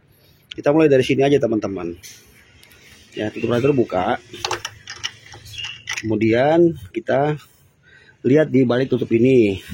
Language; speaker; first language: Indonesian; native; Indonesian